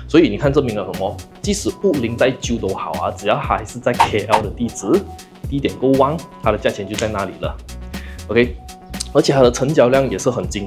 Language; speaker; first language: Chinese; native; Chinese